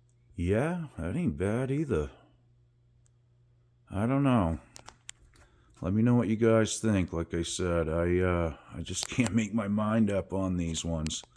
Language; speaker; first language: English; native; English